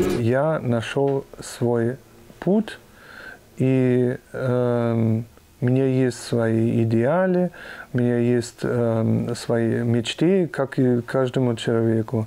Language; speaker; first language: Russian; non-native, fluent; German